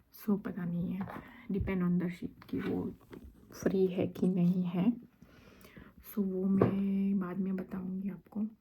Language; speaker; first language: Hindi; non-native, local second language; Gujarati